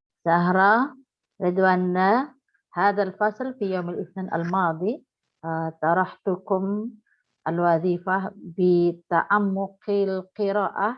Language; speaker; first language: Arabic; non-native, fluent; Indonesian